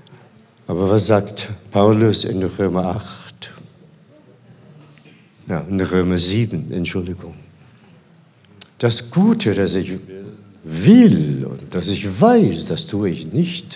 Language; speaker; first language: German; non-native, fluent; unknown